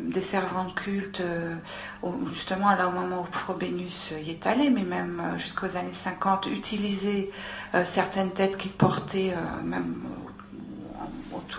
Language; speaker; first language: French; native; French